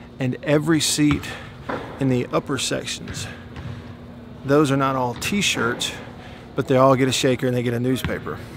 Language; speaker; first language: English; native; English